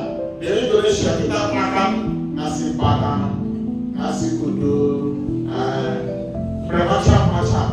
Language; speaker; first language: Indonesian; non-native, fluent; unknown